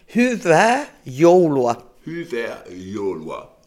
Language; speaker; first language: French; non-native, fluent; Finnish